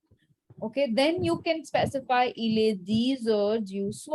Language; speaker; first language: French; non-native, fluent; Hindi